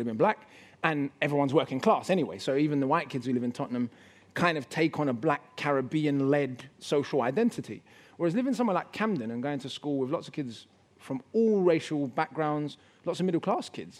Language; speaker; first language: English; native; English